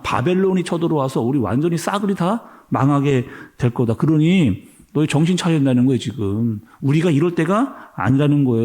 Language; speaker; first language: Korean; native; Korean